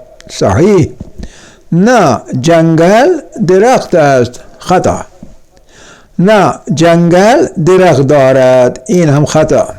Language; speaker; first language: Persian; non-native, fluent; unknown